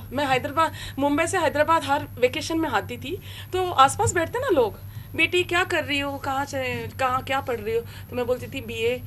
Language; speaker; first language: Hindi; non-native, local second language; Telugu